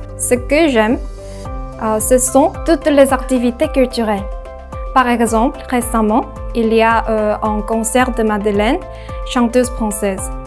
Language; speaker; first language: French; non-native, learner; Korean